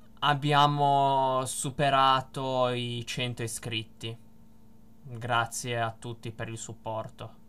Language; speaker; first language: Italian; native; Italian